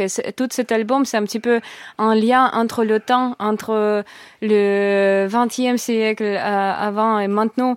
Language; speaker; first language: French; non-native, learner; Russian